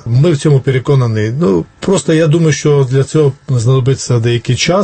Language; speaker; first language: Ukrainian; non-native, fluent; Georgian